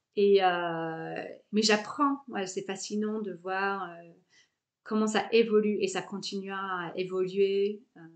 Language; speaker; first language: French; non-native, fluent; English